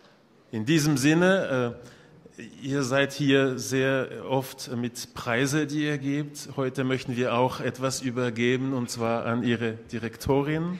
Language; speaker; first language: German; non-native, local second language; French